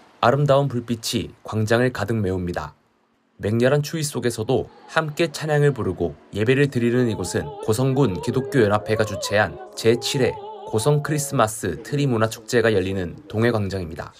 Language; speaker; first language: Korean; native; Korean